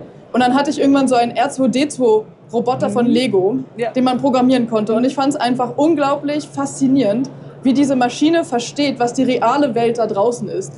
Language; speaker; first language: German; native; German